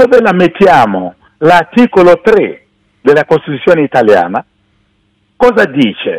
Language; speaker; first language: Italian; non-native, fluent; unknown